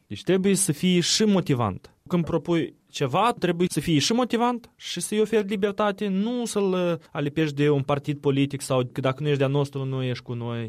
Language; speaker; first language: Romanian; native; Romanian